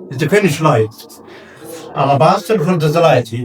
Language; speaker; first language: Dutch; non-native, learner; Arabic